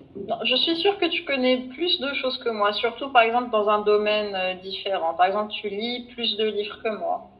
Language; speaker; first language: French; non-native, fluent; Arabic